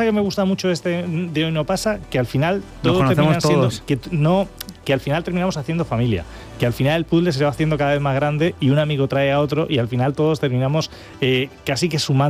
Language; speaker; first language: Spanish; native; Spanish